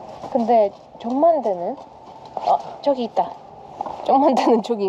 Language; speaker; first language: Korean; non-native, fluent; Russian